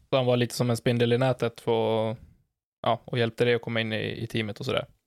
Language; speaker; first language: Swedish; native; Swedish